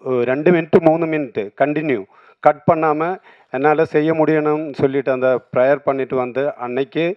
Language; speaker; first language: Tamil; non-native, learner; Malayalam